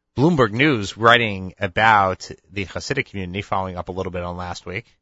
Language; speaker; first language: English; native; English